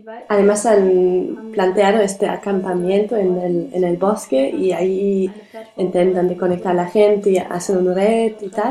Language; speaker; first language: Spanish; non-native, learner; German